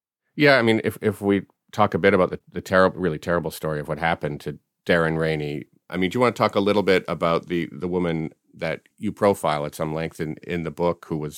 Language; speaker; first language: English; native; English